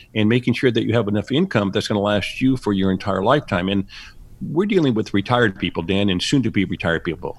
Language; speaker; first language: English; native; English